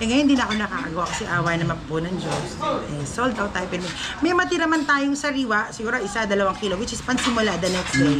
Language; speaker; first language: Filipino; native; Filipino